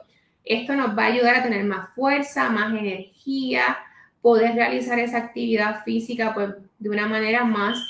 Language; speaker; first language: Spanish; native; Spanish